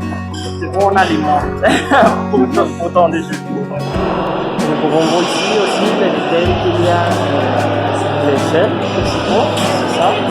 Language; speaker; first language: French; non-native, learner; Spanish